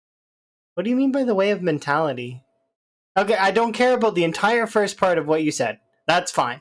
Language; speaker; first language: English; native; English